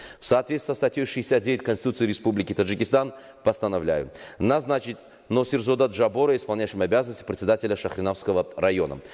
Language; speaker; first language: Russian; non-native, local second language; Tajik